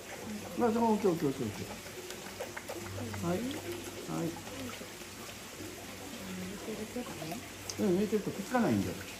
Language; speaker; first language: Japanese; native; Japanese